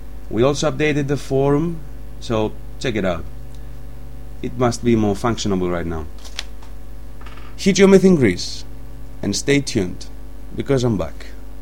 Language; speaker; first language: English; non-native, fluent; Greek